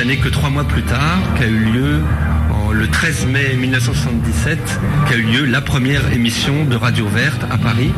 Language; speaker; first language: French; native; French